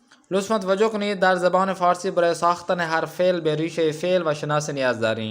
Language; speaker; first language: Persian; non-native, fluent; Urdu